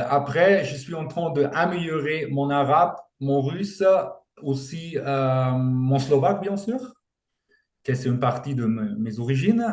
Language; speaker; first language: French; non-native, fluent; German